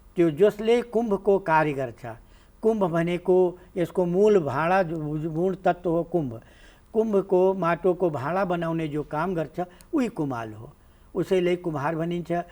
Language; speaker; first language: Nepali; non-native, local second language; Awadhi